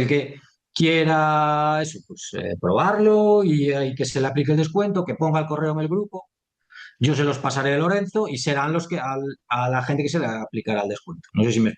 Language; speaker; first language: Spanish; native; Spanish